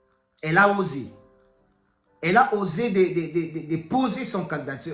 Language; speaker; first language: French; non-native, local second language; Lingala